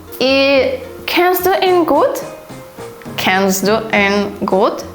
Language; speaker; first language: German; non-native, fluent; Ukrainian